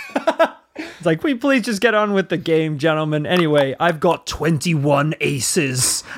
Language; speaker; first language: English; native; English